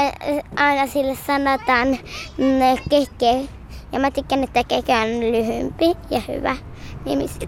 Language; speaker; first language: Finnish; early bilingual, heritage; Finnish